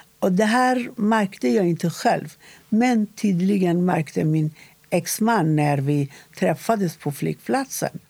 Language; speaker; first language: Swedish; non-native, fluent; Persian